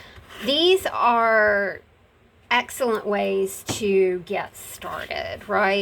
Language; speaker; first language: English; native; English